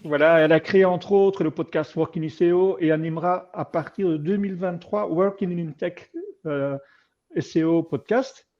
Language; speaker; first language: French; native; French